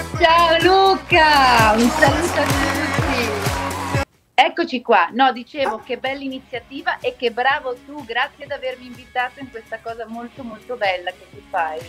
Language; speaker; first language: Italian; non-native, fluent; German